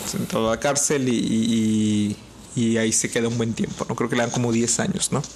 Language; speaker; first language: Spanish; native; Spanish